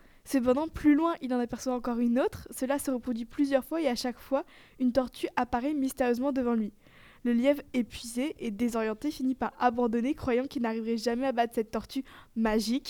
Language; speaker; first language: French; native; French